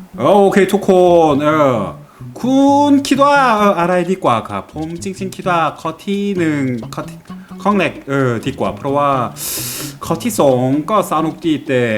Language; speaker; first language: Thai; non-native, learner; Korean